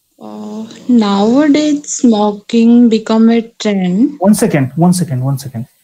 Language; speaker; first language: English; non-native, local second language; Hindi